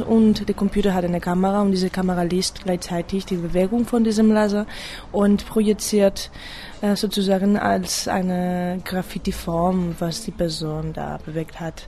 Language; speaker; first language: German; non-native, fluent; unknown